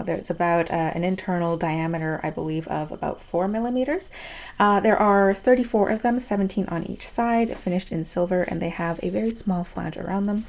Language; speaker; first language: English; native; English